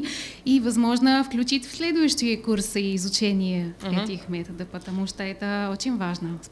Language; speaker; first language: Russian; non-native, learner; Bulgarian